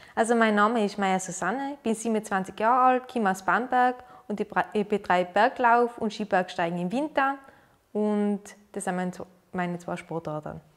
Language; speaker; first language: German; native; German